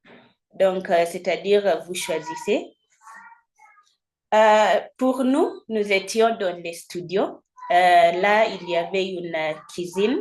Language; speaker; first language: French; non-native, fluent; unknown